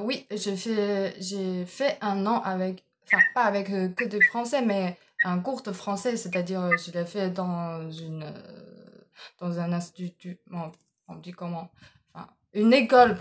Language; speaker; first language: French; non-native, fluent; Chinese